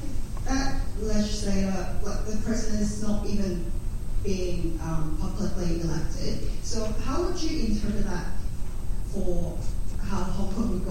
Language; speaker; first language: English; non-native, local second language; Cantonese